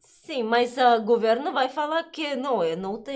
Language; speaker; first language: Portuguese; non-native, learner; Russian